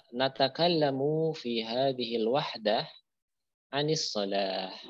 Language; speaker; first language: Arabic; non-native, fluent; Indonesian